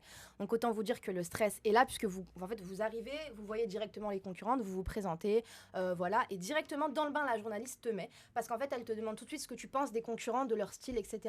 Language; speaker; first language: French; native; French